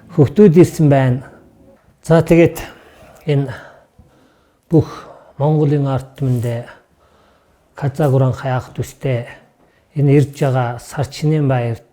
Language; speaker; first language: Mongolian; non-native, local second language; Kazakh